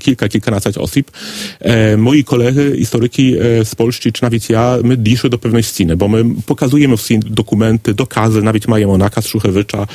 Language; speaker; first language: Polish; non-native, learner; Ukrainian